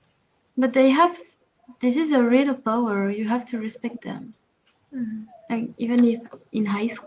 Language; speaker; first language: English; non-native, learner; French